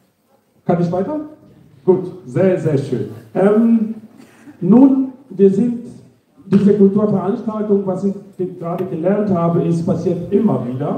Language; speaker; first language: German; non-native, fluent; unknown